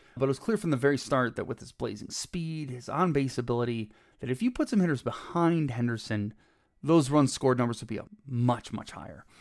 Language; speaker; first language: English; native; English